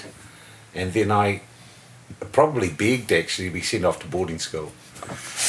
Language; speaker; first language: English; native; English